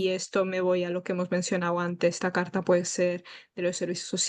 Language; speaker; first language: Spanish; native; Spanish